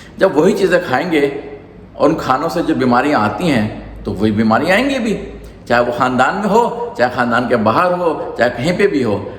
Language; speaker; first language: Urdu; native; Urdu